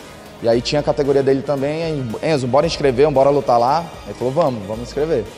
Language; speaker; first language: Portuguese; native; Portuguese